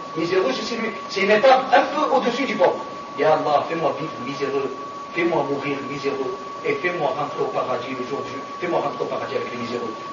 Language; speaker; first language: French; non-native, local second language; Arabic